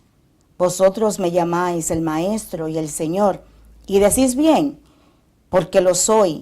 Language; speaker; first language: Spanish; native; Spanish